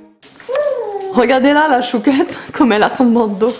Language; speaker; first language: French; native; French